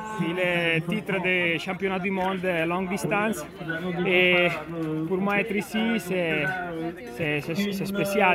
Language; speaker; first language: French; non-native, learner; Italian